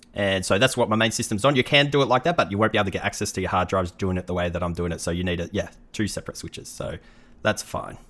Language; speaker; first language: English; native; English